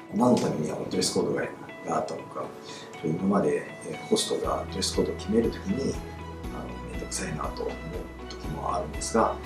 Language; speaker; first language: Japanese; non-native, fluent; Chinese